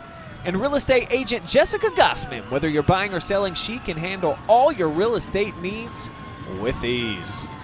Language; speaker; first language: English; native; English